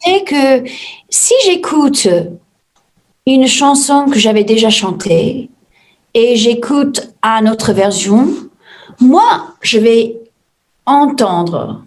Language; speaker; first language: French; non-native, fluent; English